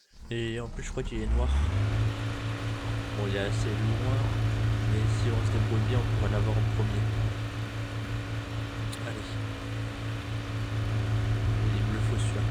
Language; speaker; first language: French; native; French